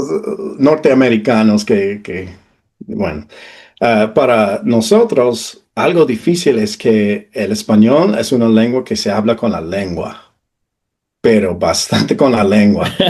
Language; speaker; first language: Spanish; non-native, fluent; English